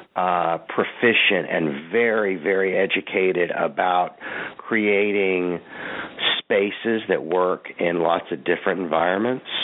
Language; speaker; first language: English; native; English